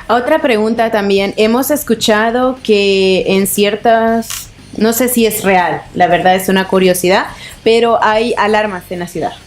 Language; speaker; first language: Spanish; native; Spanish